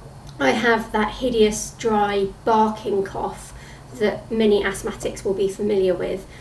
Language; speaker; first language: English; native; English